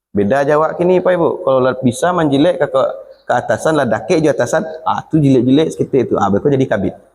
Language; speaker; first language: Malay; non-native, local second language; Minangkabau